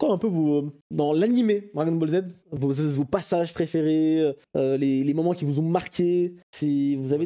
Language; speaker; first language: French; native; French